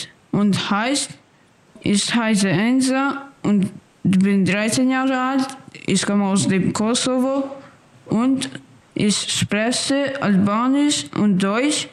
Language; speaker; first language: German; early bilingual, other home language; Albanian